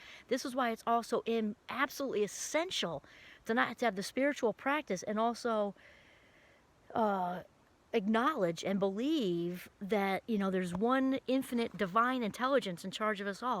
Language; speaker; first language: English; native; English